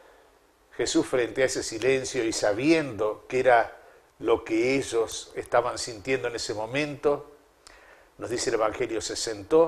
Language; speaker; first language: Spanish; native; Spanish